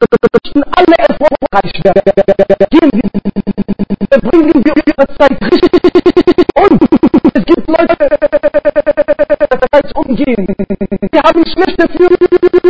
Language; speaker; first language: German; non-native, learner; Arabic